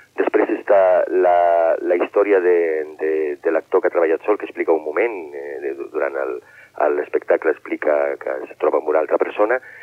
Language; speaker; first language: Catalan; non-native, local second language; Spanish